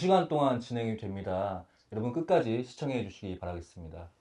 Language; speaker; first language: Korean; native; Korean